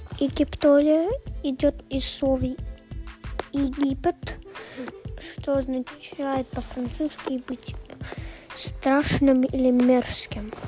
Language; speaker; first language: Russian; early bilingual, heritage; Russian